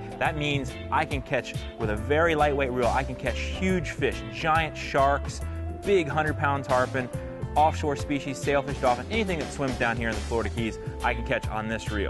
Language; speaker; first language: English; native; English